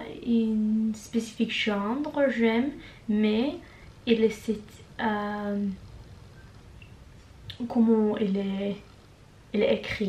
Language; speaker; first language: French; non-native, learner; Norwegian